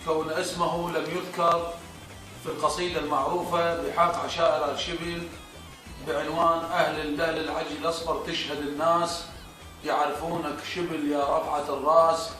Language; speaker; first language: Arabic; native; Arabic